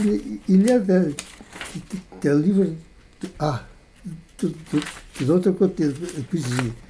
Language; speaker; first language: French; non-native, fluent; Portuguese